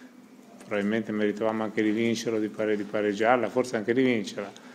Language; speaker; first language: Italian; native; Italian